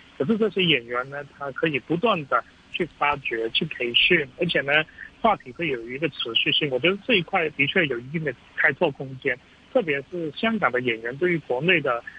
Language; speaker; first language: Chinese; native; Chinese